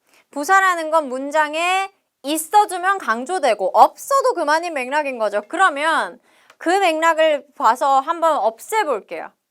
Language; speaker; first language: Korean; native; Korean